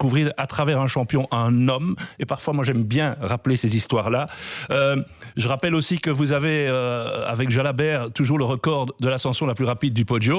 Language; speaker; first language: French; native; French